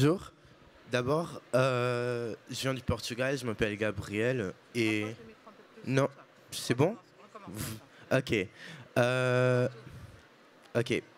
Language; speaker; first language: French; non-native, fluent; Portuguese